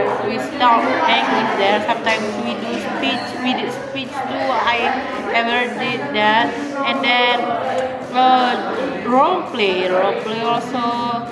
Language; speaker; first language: English; non-native, learner; Indonesian